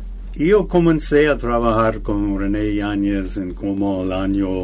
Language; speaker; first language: Spanish; non-native, fluent; English